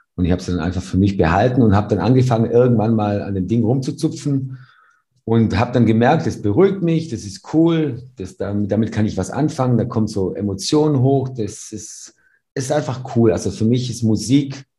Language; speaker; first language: German; early bilingual, other home language; Serbian